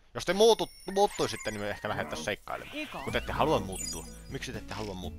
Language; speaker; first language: Finnish; native; Finnish